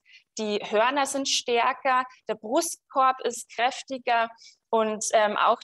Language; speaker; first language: German; native; German